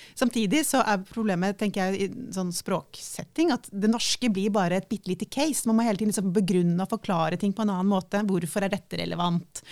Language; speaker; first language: Norwegian; native; Norwegian